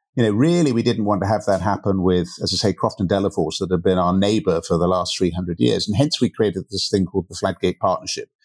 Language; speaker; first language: English; native; English